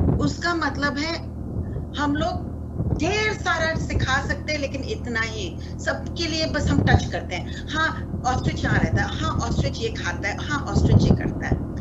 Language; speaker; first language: Hindi; non-native, local second language; Marathi